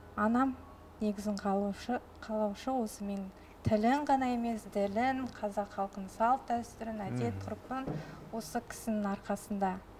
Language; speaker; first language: Kazakh; non-native, local second language; Russian